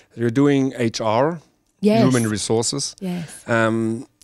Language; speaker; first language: English; non-native, learner; German